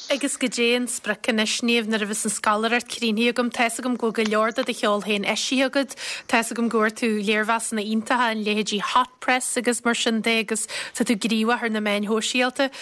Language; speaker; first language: Irish; native; Irish